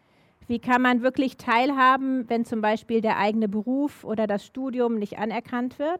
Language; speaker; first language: German; native; German